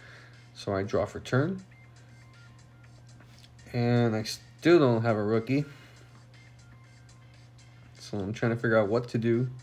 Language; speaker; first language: English; native; English